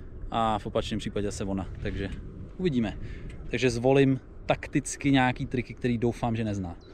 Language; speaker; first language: Czech; native; Czech